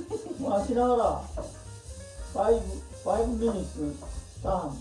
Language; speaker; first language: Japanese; native; Japanese